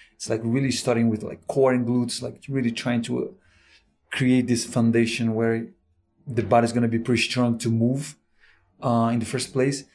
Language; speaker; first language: English; non-native, fluent; Portuguese